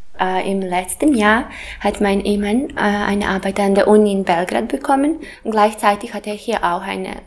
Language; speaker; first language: German; non-native, fluent; Serbian